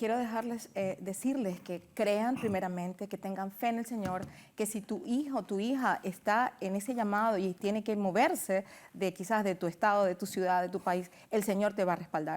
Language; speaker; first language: Spanish; native; Spanish